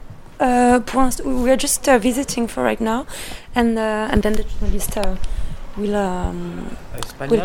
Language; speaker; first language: English; non-native, fluent; French